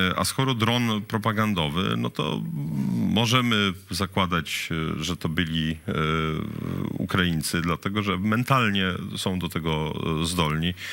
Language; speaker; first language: Polish; native; Polish